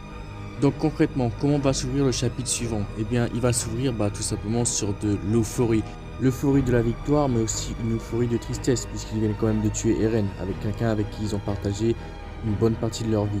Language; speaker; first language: French; native; French